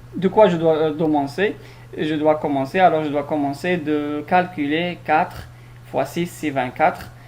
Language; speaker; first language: French; non-native, local second language; Arabic